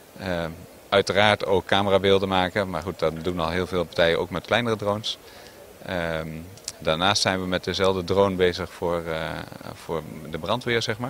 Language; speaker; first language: Dutch; native; Dutch